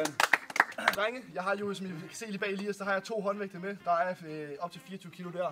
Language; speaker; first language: Danish; native; Danish